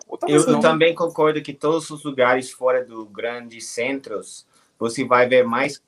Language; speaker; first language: Portuguese; non-native, learner; English